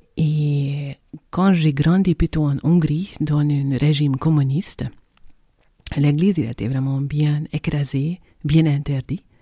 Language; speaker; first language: French; non-native, fluent; Hungarian